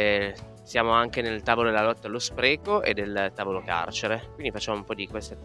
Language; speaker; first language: Italian; native; Italian